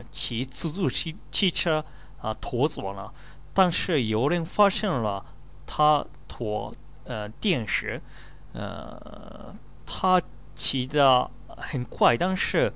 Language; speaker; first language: Chinese; non-native, learner; Japanese